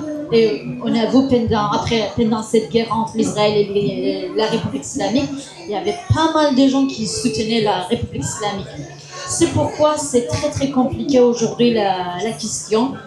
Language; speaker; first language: French; non-native, fluent; Kurdish